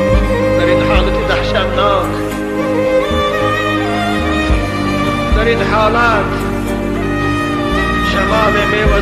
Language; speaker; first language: Persian; native; Persian